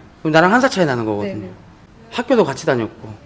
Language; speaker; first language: Korean; native; Korean